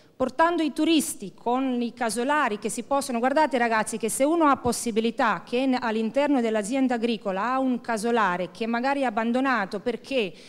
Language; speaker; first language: Italian; non-native, fluent; Croatian